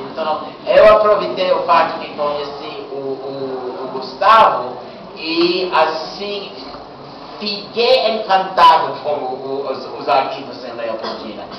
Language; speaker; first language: Portuguese; non-native, fluent; English